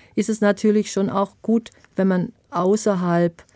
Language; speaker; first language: German; native; German